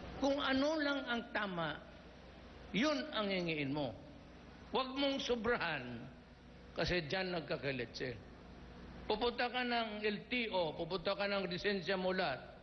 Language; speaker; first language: Filipino; non-native, local second language; Cebuano